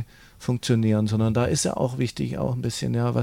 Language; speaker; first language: German; native; German